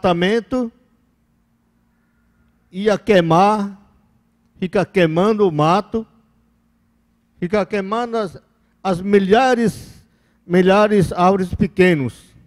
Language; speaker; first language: Portuguese; non-native, local second language; Yanomámi